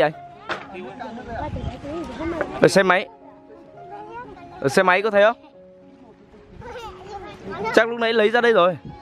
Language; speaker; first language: Vietnamese; native; Vietnamese